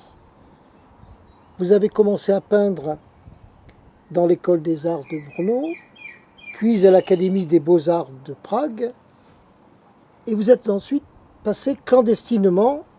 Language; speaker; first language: French; native; French